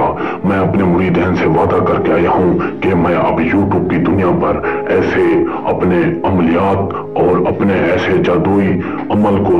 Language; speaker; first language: Urdu; native; Urdu